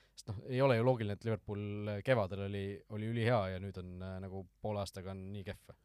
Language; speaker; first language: Estonian; native; Estonian